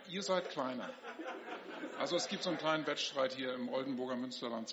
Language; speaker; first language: German; native; German